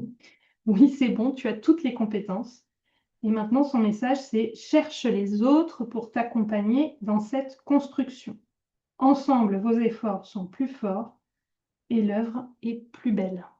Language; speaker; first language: French; native; French